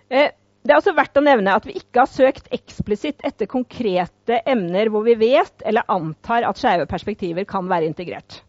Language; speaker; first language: Norwegian; native; Norwegian